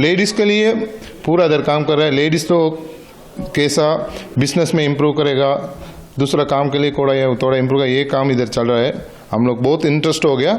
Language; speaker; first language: Hindi; non-native, learner; Sinhala